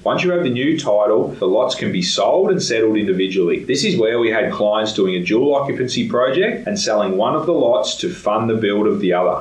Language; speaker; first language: English; native; English